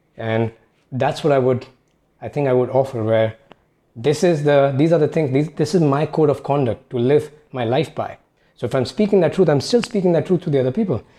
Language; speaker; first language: English; non-native, local second language; Hindi